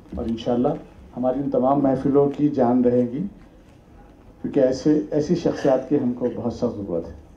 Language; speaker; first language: Urdu; native; Urdu